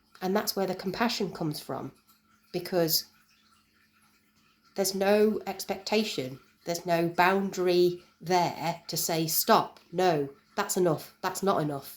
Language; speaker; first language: English; native; English